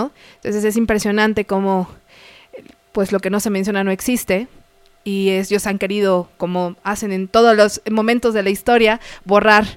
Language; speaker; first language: Spanish; native; Spanish